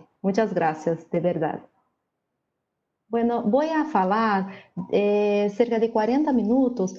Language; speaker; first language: Spanish; non-native, learner; Portuguese